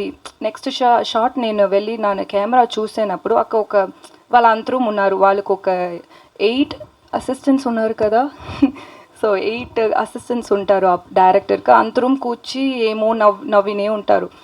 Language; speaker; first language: Telugu; non-native, local second language; Tamil